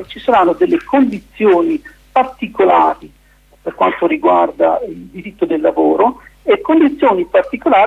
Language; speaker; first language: Italian; native; Italian